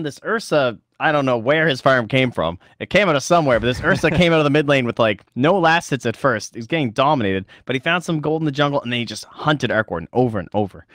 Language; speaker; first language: English; native; English